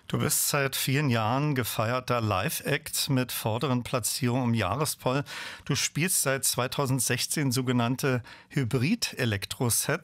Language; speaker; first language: German; native; German